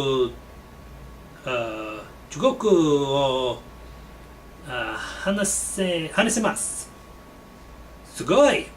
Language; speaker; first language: Japanese; non-native, learner; English